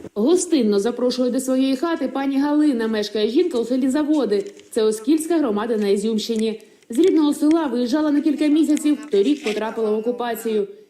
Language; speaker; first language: Ukrainian; native; Ukrainian